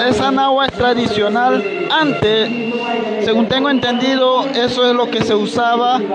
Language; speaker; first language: Spanish; non-native, local second language; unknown